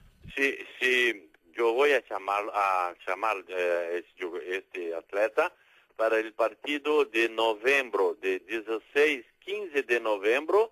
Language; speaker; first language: Spanish; non-native, fluent; Portuguese